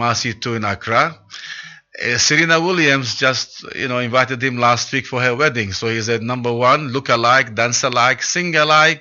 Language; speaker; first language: English; non-native, local second language; Arabic